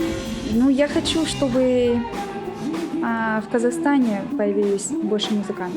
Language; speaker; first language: Russian; non-native, fluent; English